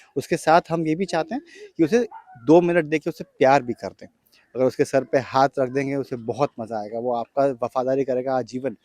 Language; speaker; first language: Hindi; non-native, local second language; Gujarati